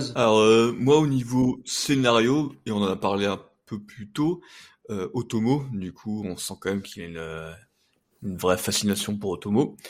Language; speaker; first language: French; native; French